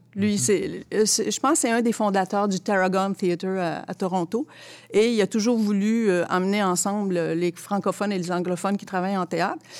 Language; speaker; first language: French; early bilingual, other home language; Arabic